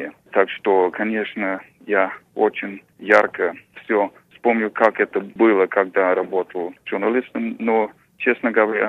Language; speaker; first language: Russian; non-native, fluent; English